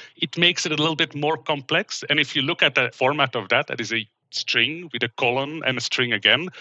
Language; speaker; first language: English; non-native, fluent; Dutch